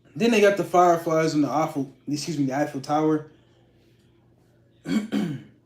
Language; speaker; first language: English; native; English